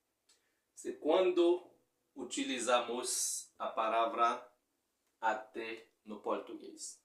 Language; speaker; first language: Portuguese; non-native, fluent; Haitian Creole